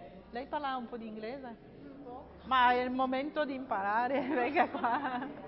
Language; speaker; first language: Italian; native; Italian